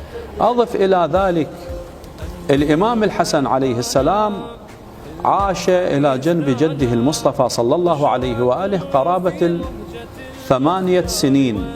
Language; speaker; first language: Arabic; native; Arabic